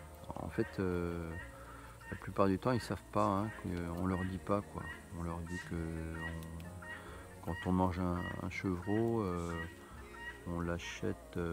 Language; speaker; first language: French; native; French